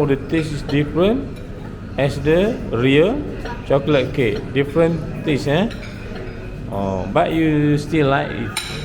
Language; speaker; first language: English; non-native, local second language; Malay